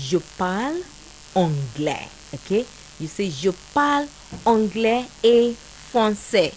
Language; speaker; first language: French; non-native, fluent; Yoruba